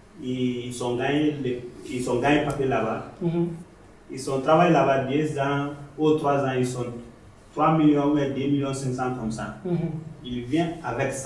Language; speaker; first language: French; non-native, learner; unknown